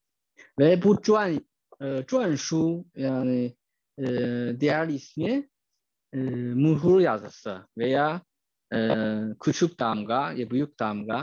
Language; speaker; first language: Turkish; non-native, fluent; Chinese